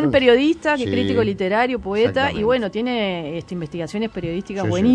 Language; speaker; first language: Spanish; native; Spanish